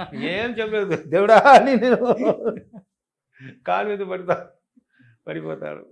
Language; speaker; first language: Telugu; non-native, local second language; Tamil